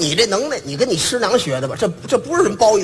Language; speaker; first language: Chinese; native; Chinese